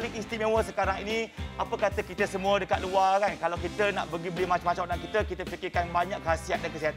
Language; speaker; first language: Malay; native; Malay